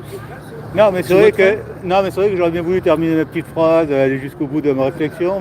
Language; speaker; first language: French; native; French